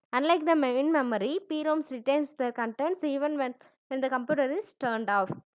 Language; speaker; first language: English; non-native, local second language; Tamil